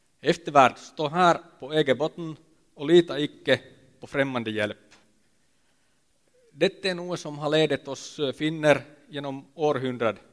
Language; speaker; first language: Swedish; non-native, local second language; Finnish